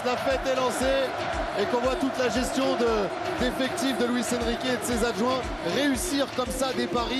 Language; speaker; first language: French; native; French